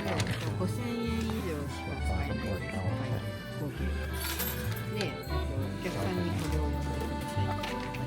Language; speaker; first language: Japanese; non-native, learner; Filipino